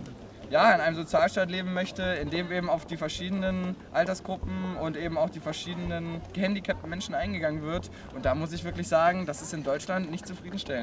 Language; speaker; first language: German; native; German